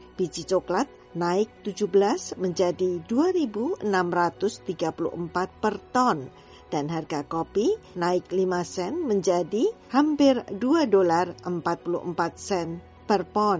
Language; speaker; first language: Indonesian; native; Indonesian